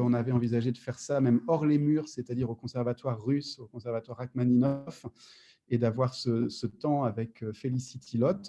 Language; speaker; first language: French; native; French